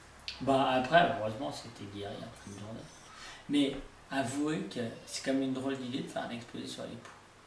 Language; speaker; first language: French; native; French